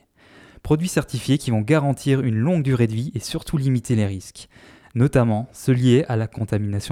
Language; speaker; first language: French; native; French